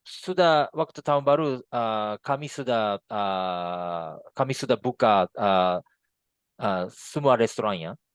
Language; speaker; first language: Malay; non-native, fluent; Japanese